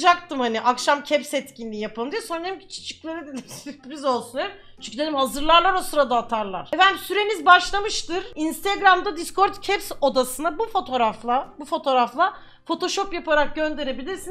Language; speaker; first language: Turkish; native; Turkish